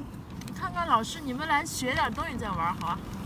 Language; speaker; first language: Chinese; native; Chinese